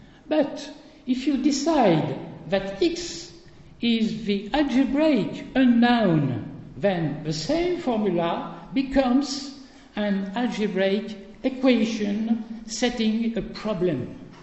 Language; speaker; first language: English; non-native, fluent; French